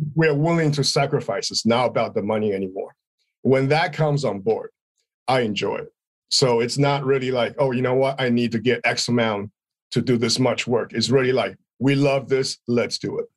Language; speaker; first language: English; native; English